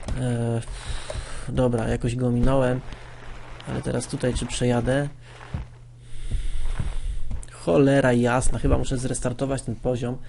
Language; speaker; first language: Polish; native; Polish